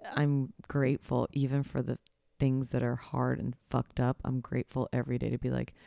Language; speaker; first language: English; early bilingual, other home language; Polish